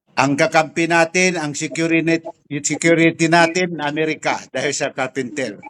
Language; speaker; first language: Filipino; non-native, local second language; Tausug